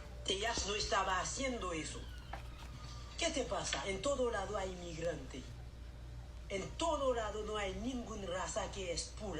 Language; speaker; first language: Spanish; non-native, learner; Haitian Creole